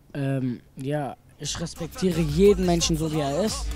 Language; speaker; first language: German; native; German